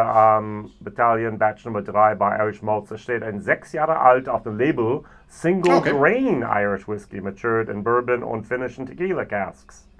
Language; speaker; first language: German; non-native, fluent; English